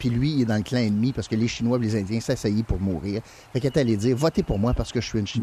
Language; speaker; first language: French; native; French